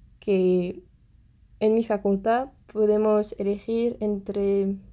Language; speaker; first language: Spanish; non-native, fluent; French